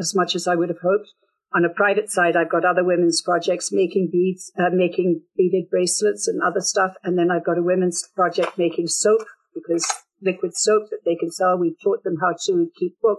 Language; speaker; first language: English; native; English